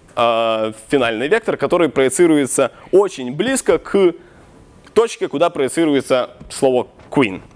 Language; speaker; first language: Russian; non-native, local second language; Ukrainian